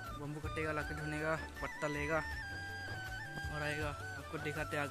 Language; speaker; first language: Hindi; non-native, local second language; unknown